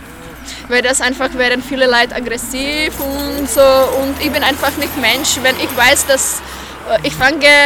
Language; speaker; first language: German; non-native, fluent; Czech